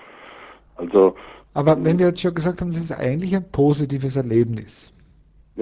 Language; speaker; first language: German; native; German